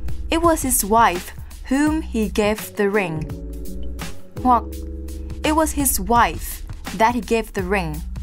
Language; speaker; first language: English; non-native, fluent; Vietnamese